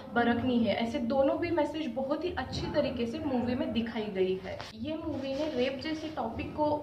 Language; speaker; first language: Hindi; non-native, local second language; Marathi